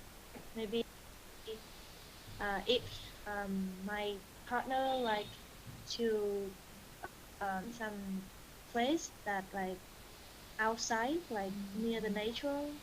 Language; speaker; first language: English; non-native, learner; Vietnamese